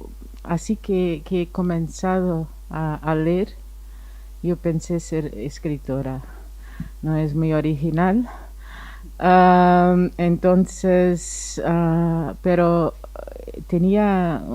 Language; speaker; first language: Spanish; non-native, fluent; Portuguese